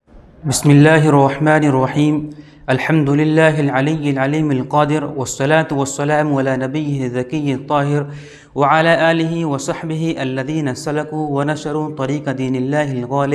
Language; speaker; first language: Arabic; non-native, fluent; Urdu